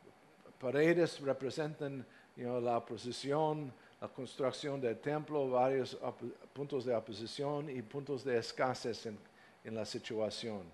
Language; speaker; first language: Spanish; non-native, fluent; English